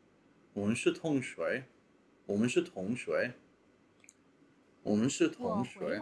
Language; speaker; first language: Chinese; non-native, learner; English